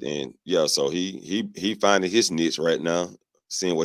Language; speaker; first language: English; native; English